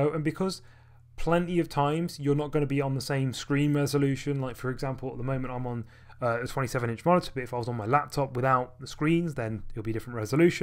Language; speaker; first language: English; native; English